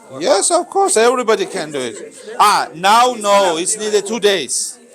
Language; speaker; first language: English; non-native, learner; Georgian